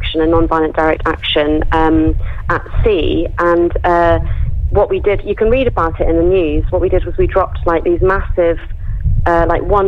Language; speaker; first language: English; native; English